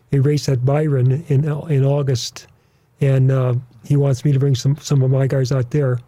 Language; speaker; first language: English; native; English